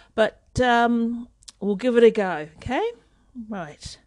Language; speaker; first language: English; native; English